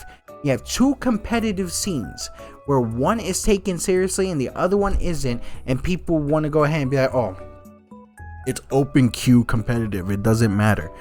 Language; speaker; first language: English; native; English